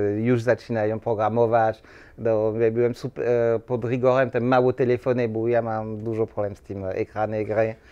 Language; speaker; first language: Polish; non-native, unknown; French